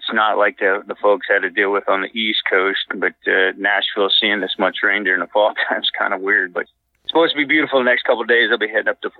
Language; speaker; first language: English; native; English